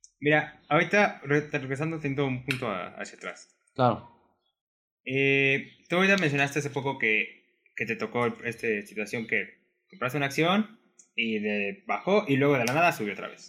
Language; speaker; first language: Spanish; native; Spanish